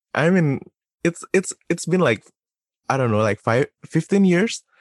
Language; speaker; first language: English; non-native, fluent; Indonesian